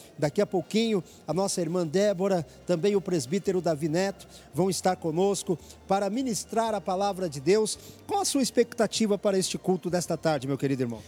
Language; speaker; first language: Portuguese; native; Portuguese